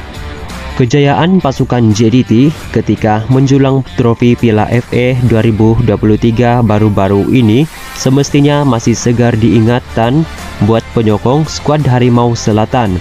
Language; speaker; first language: Malay; native; Malay